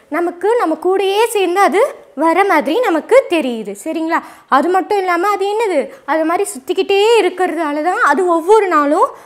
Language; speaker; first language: Tamil; native; Tamil